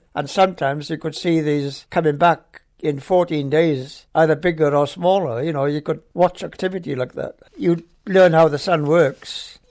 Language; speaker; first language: English; native; English